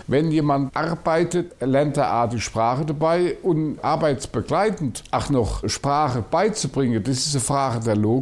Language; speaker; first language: German; native; German